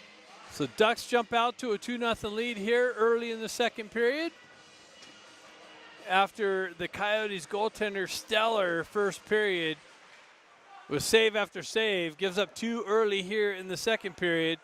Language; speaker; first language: English; native; English